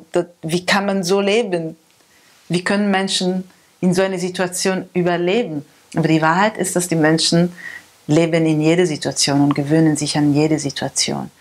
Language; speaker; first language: German; non-native, fluent; Italian